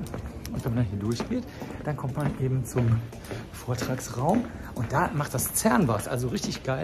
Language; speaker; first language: German; native; German